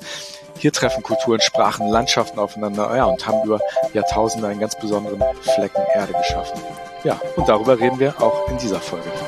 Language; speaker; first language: German; native; German